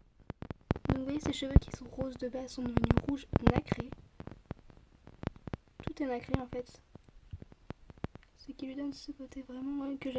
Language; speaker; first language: French; native; French